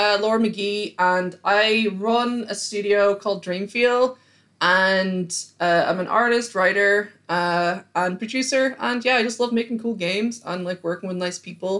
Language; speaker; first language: English; native; English